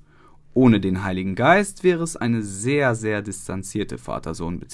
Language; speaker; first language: German; native; German